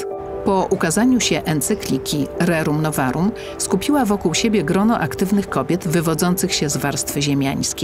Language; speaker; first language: Polish; native; Polish